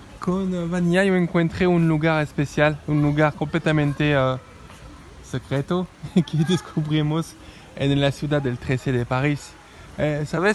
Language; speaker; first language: Spanish; non-native, fluent; French